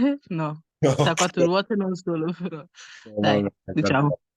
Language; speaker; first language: Italian; native; Italian